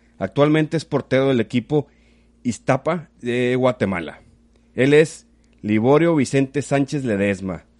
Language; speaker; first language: Spanish; native; Spanish